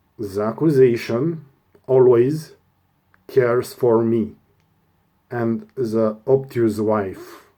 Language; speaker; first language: English; non-native, learner; Romanian